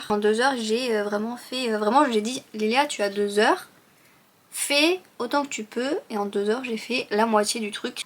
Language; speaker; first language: French; early bilingual, other home language; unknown